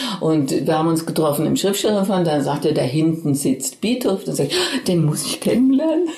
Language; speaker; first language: German; native; German